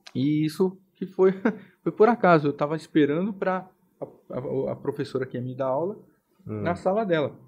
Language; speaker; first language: Portuguese; native; Portuguese